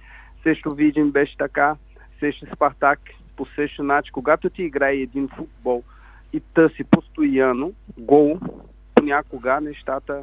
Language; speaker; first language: Bulgarian; non-native, learner; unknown